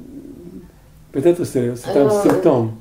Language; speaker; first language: French; non-native, fluent; Italian